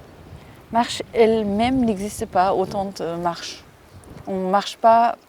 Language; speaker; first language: French; non-native, fluent; Persian